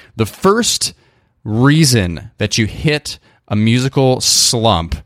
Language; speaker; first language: English; native; English